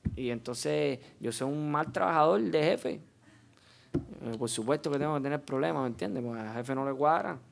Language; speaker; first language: Spanish; native; Spanish